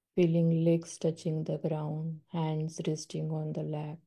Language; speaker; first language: English; non-native, local second language; Marathi